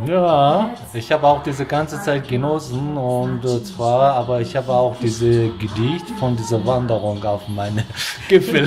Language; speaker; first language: German; non-native, learner; Mongolian